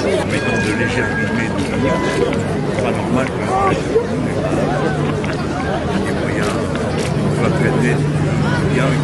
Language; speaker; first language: French; native; French